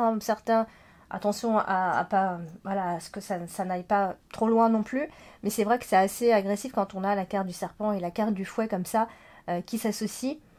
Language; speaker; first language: French; native; French